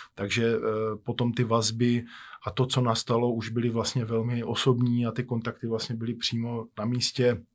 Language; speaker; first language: Czech; native; Czech